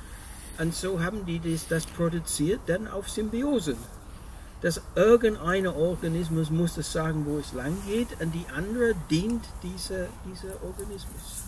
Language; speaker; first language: German; non-native, fluent; English